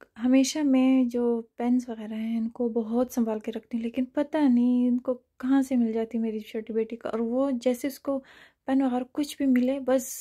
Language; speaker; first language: Urdu; non-native, fluent; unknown